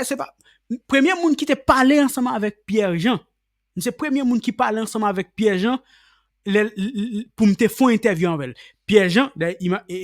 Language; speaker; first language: Haitian Creole; native; Haitian Creole